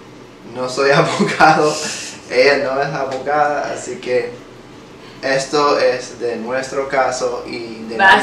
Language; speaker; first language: Spanish; non-native, fluent; English